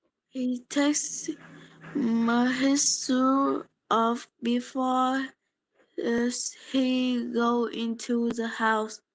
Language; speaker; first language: English; non-native, learner; Polish